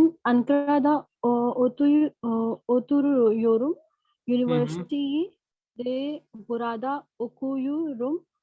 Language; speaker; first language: Turkish; non-native, learner; Urdu